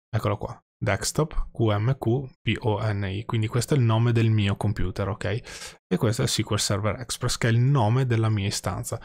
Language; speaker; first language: Italian; native; Italian